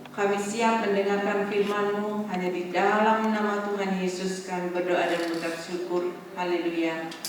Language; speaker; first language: Indonesian; native; Indonesian